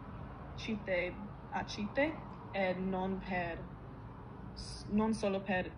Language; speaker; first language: Italian; non-native, learner; English